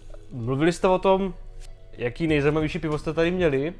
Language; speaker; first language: Czech; native; Czech